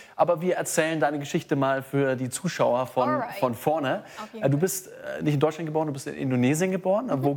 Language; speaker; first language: German; native; German